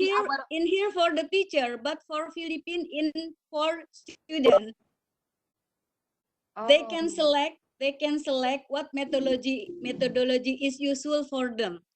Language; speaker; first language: English; non-native, learner; Indonesian